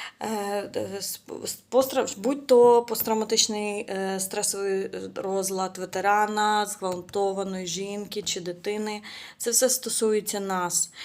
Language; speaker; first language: Ukrainian; native; Ukrainian